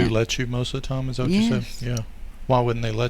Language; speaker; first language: English; native; English